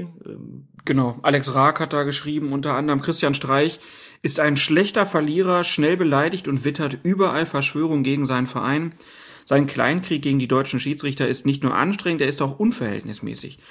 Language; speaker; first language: German; native; German